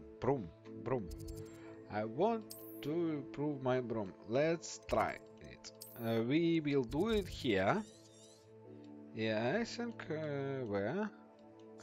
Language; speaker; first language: English; non-native, learner; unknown